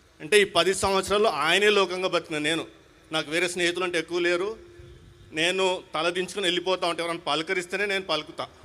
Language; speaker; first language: Telugu; non-native, local second language; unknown